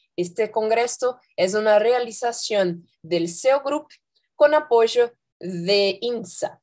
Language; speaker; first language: Spanish; non-native, fluent; Portuguese